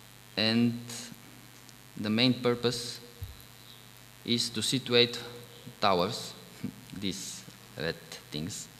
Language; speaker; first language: English; non-native, fluent; Bulgarian